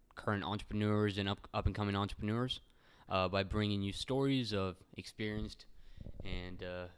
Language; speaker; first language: English; early bilingual, other home language; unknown